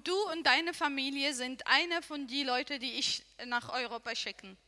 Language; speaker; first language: German; non-native, learner; Arabic